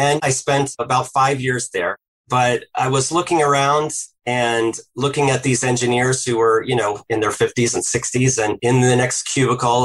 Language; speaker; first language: English; native; English